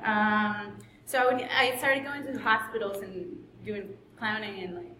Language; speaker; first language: English; non-native, fluent; Spanish